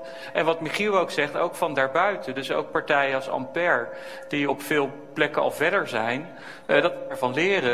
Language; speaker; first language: Dutch; native; Dutch